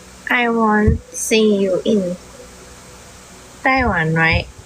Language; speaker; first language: English; non-native, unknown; Thai